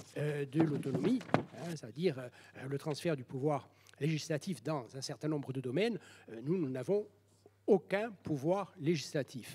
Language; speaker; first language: French; native; French